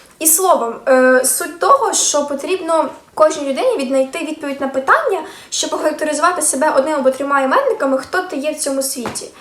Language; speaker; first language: Ukrainian; native; Ukrainian